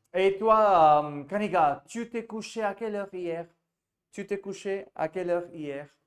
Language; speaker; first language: French; non-native, fluent; Hindi